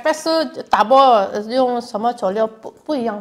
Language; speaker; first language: Chinese; non-native, fluent; Indonesian